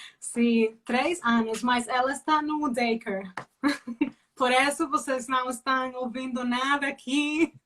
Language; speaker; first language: Portuguese; non-native, learner; Spanish